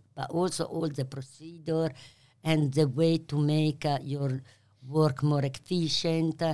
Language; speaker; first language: English; non-native, learner; Italian